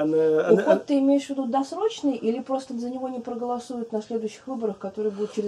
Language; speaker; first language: Russian; native; Russian